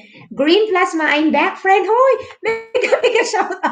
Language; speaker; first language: English; non-native, local second language; Filipino